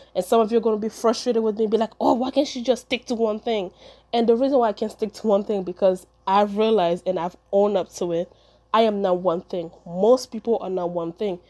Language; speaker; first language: English; early bilingual, other home language; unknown